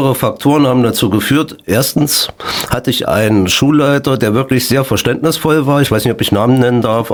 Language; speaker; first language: German; native; German